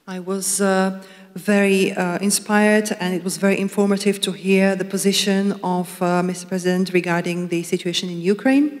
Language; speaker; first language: English; non-native, fluent; Slovak